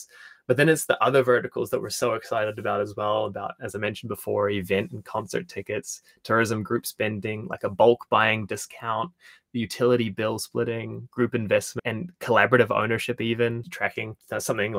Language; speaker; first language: English; native; English